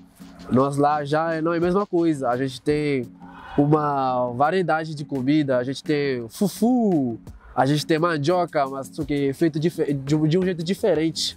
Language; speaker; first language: Portuguese; non-native, fluent; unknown